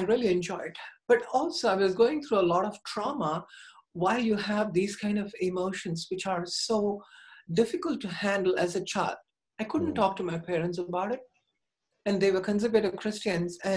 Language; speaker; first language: English; non-native, local second language; Tamil